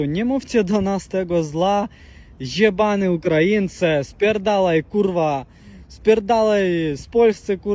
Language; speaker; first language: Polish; non-native, learner; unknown